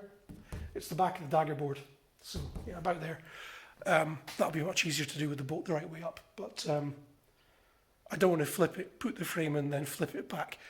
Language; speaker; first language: English; native; English